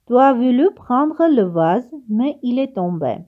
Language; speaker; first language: French; non-native, fluent; Armenian